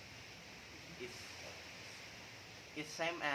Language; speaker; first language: English; non-native, learner; Indonesian